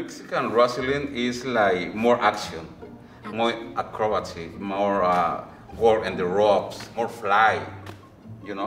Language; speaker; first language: English; non-native, learner; Spanish